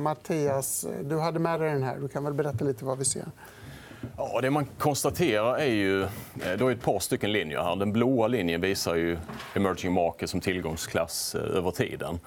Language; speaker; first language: Swedish; native; Swedish